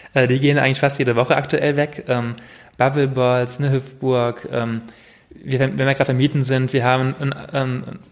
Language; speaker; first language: German; native; German